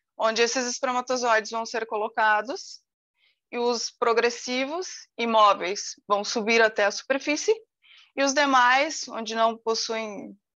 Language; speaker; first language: Portuguese; native; Portuguese